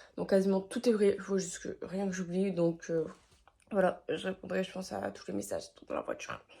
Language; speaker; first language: French; native; French